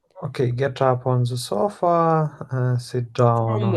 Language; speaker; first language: English; non-native, learner; Russian